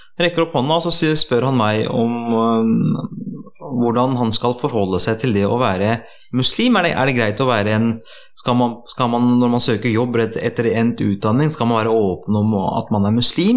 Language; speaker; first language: Norwegian; early bilingual, other home language; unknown